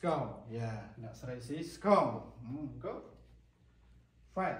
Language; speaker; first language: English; non-native, learner; Khmer